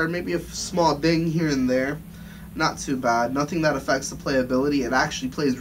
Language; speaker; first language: English; native; English